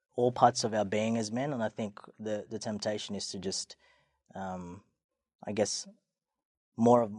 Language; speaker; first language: English; native; English